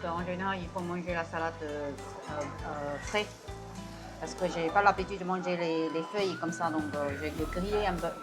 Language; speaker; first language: French; non-native, fluent; Chinese